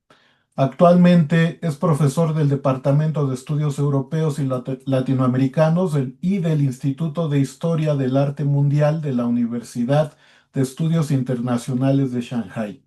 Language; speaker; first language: Spanish; native; Spanish